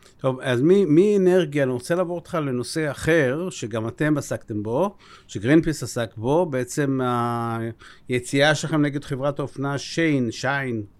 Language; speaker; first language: Hebrew; native; Hebrew